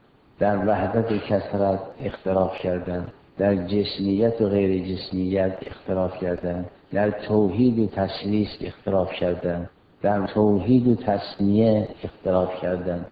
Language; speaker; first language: Persian; native; Persian